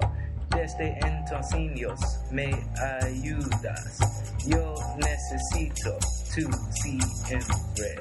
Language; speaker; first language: Spanish; non-native, learner; English